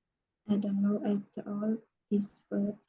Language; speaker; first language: English; non-native, learner; Khmer